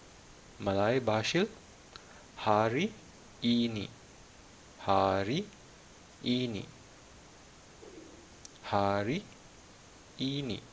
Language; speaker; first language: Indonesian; non-native, fluent; Malayalam